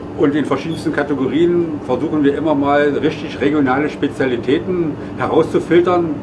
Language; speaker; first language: German; native; German